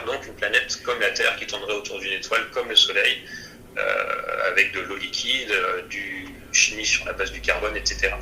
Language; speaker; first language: French; native; French